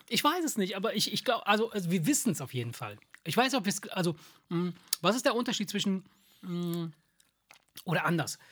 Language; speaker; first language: German; early bilingual, other home language; Italian